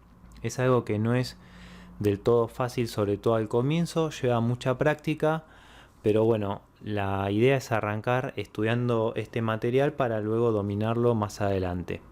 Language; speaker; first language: Spanish; native; Spanish